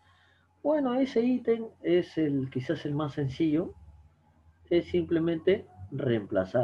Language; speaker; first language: Spanish; native; Spanish